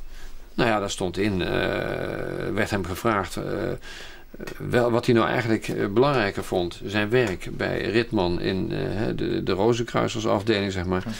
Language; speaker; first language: Dutch; native; Dutch